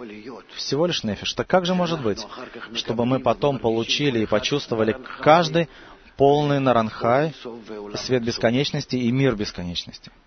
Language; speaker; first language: Russian; native; Russian